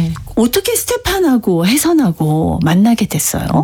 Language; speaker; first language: Korean; native; Korean